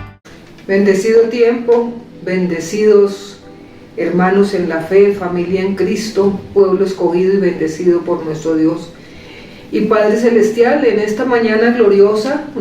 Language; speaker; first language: Spanish; native; Spanish